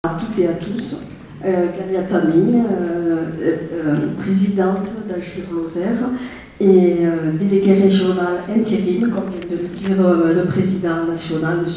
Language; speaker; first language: French; native; French